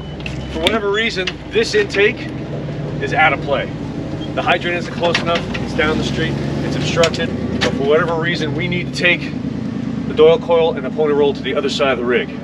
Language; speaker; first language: English; native; English